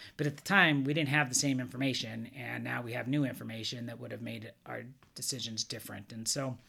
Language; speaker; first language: English; native; English